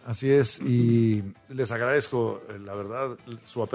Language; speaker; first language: Spanish; native; Spanish